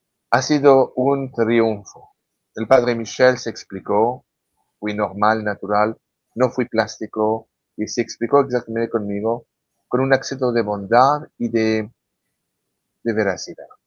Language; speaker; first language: Spanish; non-native, fluent; French